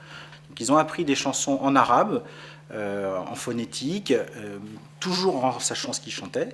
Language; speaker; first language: French; native; French